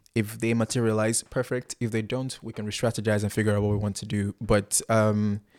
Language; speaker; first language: English; non-native, local second language; Igbo